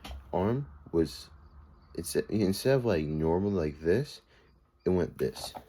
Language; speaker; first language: English; native; English